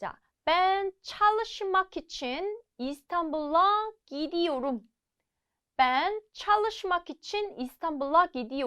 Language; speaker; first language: Turkish; non-native, fluent; Korean